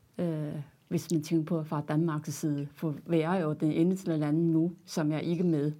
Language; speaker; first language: Danish; non-native, fluent; Chinese